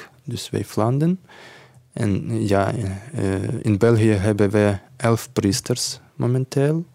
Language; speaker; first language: Dutch; non-native, learner; Ukrainian